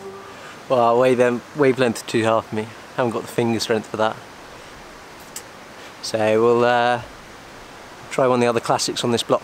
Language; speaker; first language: English; native; English